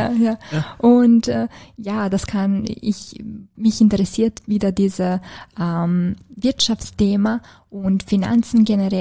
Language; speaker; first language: German; non-native, fluent; Serbian